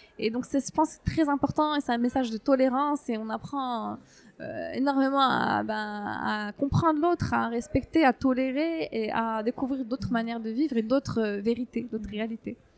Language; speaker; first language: French; non-native, local second language; Arabic